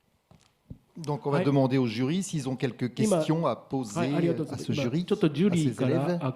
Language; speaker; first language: French; native; French